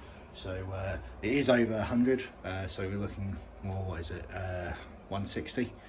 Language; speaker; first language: English; native; English